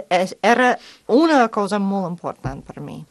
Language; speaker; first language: Catalan; non-native, fluent; English